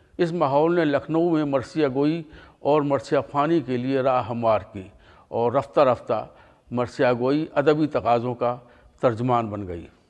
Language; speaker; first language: Urdu; native; Urdu